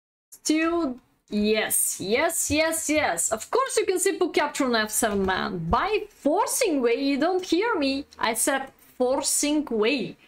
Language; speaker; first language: English; non-native, fluent; Bulgarian